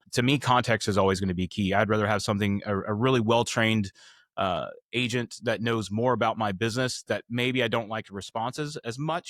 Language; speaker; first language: English; native; English